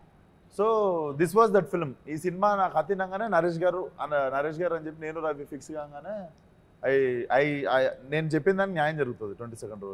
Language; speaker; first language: Telugu; native; Telugu